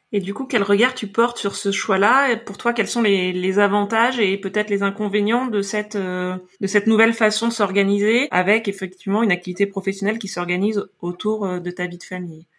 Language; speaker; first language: French; native; French